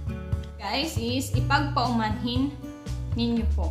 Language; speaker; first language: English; non-native, local second language; Filipino